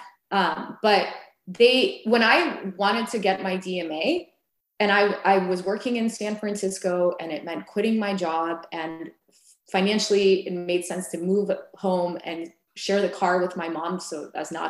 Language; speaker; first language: English; native; English